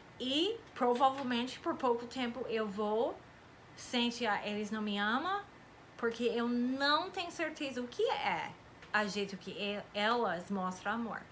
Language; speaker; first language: Portuguese; non-native, fluent; English